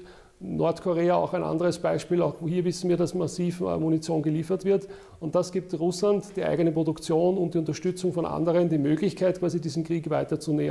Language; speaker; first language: German; native; German